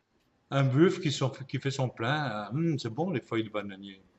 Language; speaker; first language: French; native; French